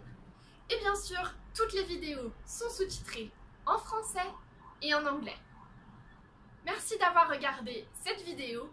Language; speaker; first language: French; native; French